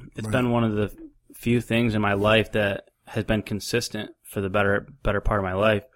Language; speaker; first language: English; native; English